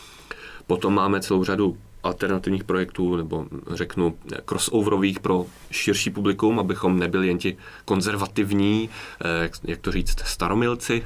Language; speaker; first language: Czech; native; Czech